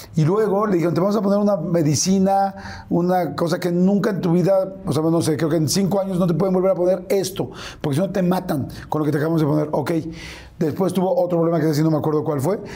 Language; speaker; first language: Spanish; native; Spanish